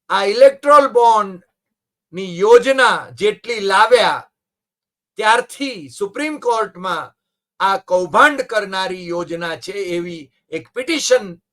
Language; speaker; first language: Gujarati; native; Gujarati